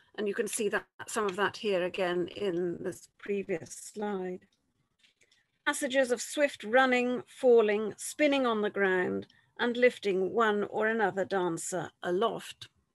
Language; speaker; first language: English; native; English